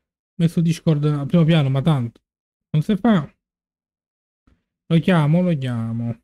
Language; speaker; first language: Italian; native; Italian